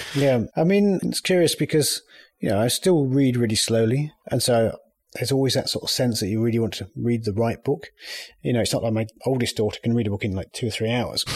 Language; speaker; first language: English; native; English